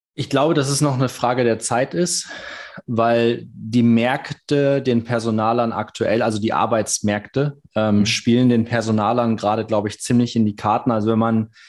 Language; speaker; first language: German; native; German